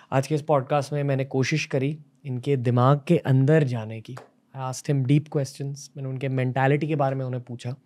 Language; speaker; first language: Hindi; native; Hindi